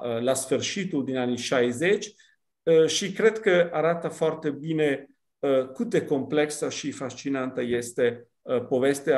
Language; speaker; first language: Romanian; non-native, fluent; Italian